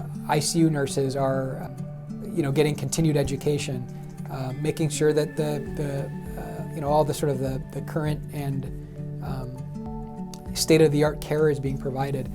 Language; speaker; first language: English; native; English